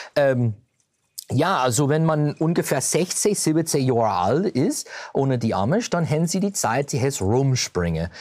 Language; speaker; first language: German; early bilingual, heritage; English